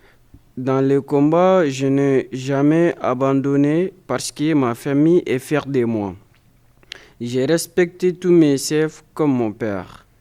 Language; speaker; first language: French; non-native, learner; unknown